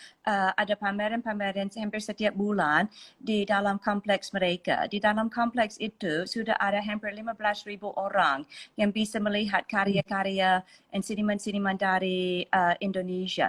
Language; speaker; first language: Indonesian; non-native, fluent; English